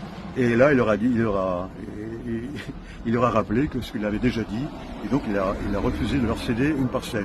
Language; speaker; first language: French; native; French